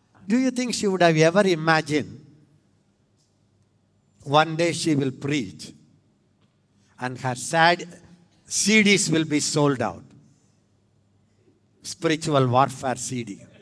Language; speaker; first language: English; non-native, local second language; Tamil